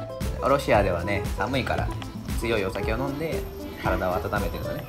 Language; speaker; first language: Japanese; native; Japanese